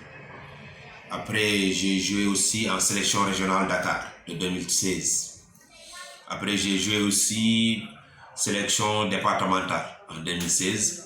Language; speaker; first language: French; non-native, local second language; Wolof